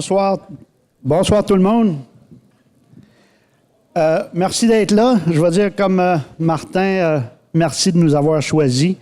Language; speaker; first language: French; native; French